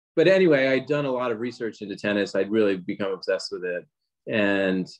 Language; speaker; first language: English; native; English